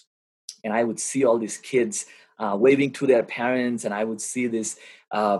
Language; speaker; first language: English; non-native, local second language; Bangla